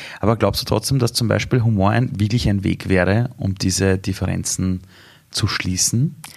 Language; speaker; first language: German; early bilingual, other home language; Persian